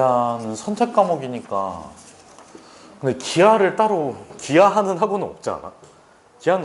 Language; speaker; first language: Korean; native; Korean